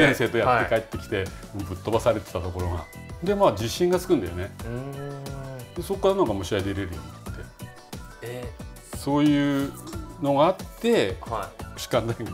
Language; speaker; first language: Japanese; native; Japanese